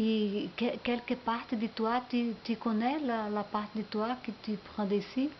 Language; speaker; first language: French; non-native, learner; Portuguese